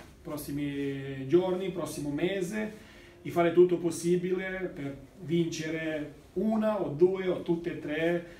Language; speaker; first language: Italian; non-native, learner; Serbian